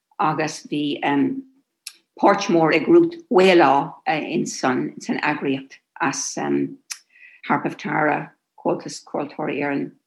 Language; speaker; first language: Irish; non-native, local second language; English